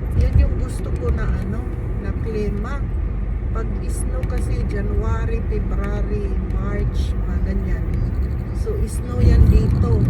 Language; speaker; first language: Filipino; non-native, local second language; Cebuano